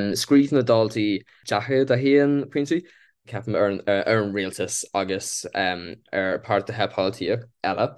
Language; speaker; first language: Irish; non-native, local second language; English